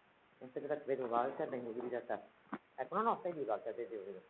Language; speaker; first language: Italian; native; Italian